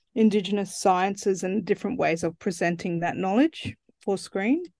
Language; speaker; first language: English; native; English